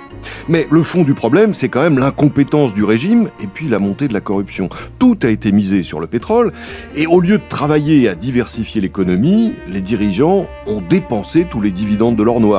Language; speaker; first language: French; native; French